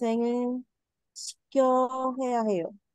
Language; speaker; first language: Korean; non-native, learner; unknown